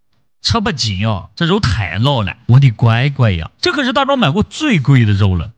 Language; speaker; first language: Chinese; native; Chinese